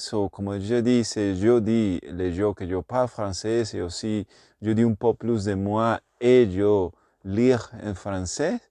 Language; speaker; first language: French; non-native, learner; Spanish